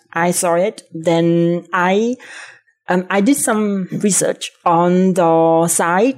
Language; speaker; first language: English; non-native, fluent; Vietnamese